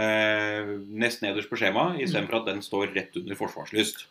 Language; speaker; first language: Norwegian; native; Norwegian